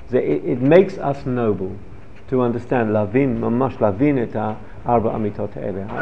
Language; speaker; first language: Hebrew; non-native, fluent; English